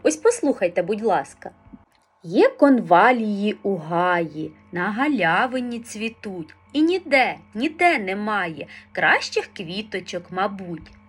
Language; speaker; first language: Ukrainian; native; Ukrainian